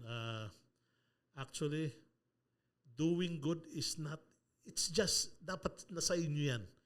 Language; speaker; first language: English; non-native, local second language; Filipino